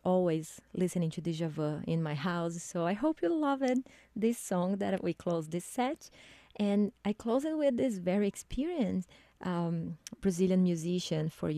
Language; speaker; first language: English; non-native, fluent; Portuguese